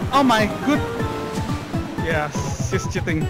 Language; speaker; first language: English; non-native, fluent; Indonesian